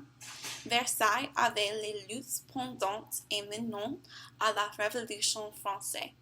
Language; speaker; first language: French; non-native, learner; English